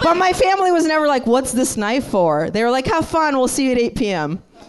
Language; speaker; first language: English; early bilingual, other home language; Russian